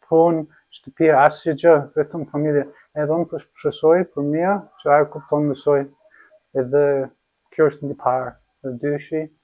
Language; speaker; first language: Albanian; non-native, learner; English